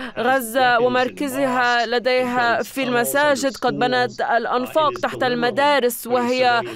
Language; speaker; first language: Arabic; non-native, fluent; English